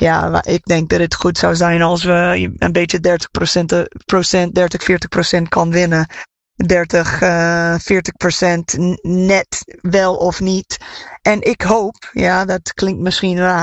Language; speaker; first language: Dutch; non-native, fluent; English